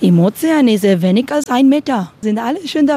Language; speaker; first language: German; non-native, learner; Spanish